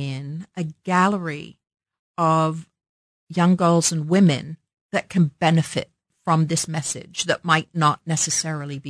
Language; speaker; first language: English; native; English